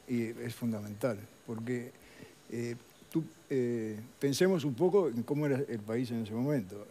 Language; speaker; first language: Spanish; native; Spanish